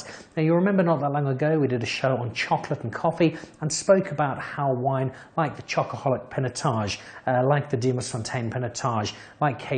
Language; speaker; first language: English; native; English